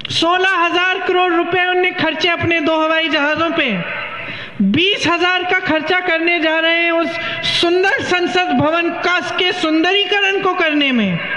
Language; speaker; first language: Hindi; native; Hindi